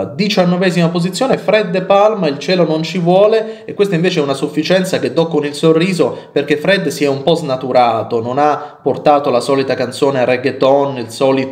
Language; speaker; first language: Italian; native; Italian